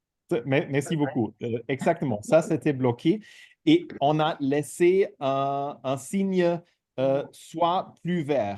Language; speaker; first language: French; non-native, fluent; German